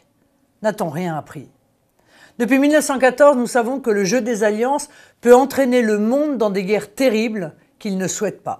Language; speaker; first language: French; native; French